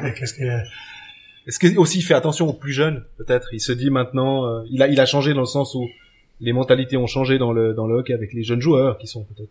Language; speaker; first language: French; native; French